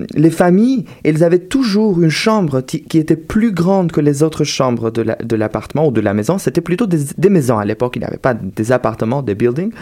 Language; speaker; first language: French; non-native, fluent; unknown